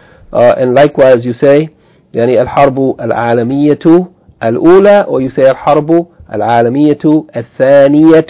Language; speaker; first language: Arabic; non-native, fluent; English